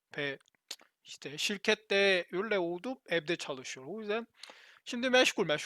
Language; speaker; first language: Turkish; non-native, learner; Korean